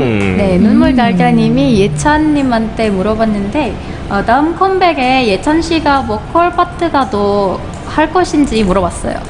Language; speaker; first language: Korean; non-native, fluent; Indonesian